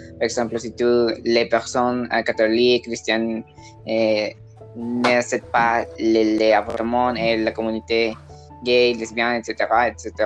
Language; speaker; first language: French; non-native, learner; Spanish